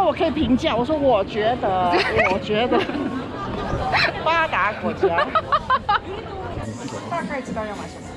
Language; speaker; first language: Chinese; early bilingual, heritage; Chinese